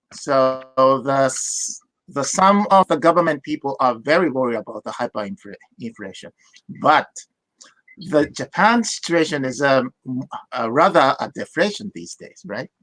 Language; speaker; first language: English; non-native, fluent; Japanese